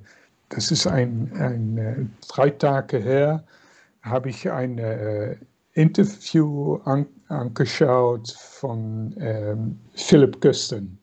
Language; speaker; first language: German; non-native, fluent; Dutch